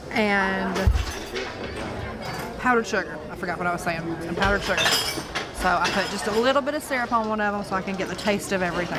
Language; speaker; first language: English; native; English